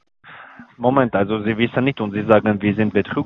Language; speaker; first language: German; non-native, learner; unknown